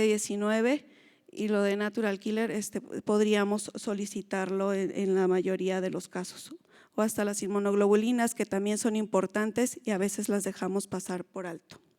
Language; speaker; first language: Spanish; native; Spanish